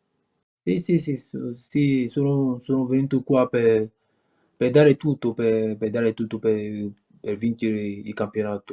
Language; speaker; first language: Italian; non-native, learner; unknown